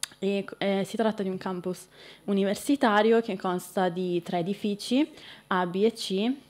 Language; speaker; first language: Italian; native; Italian